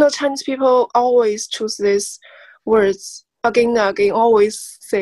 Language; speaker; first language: English; non-native, learner; Chinese